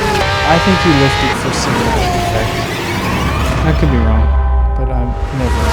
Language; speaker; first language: English; native; English